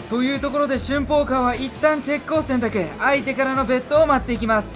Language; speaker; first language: Japanese; native; Japanese